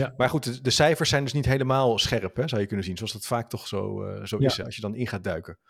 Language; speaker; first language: Dutch; native; Dutch